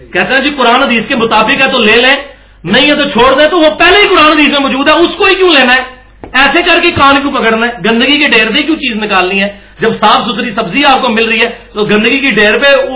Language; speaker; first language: Urdu; non-native, local second language; Punjabi